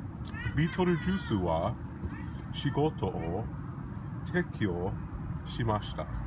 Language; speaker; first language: Japanese; non-native, learner; English